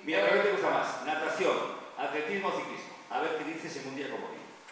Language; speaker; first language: Spanish; native; Spanish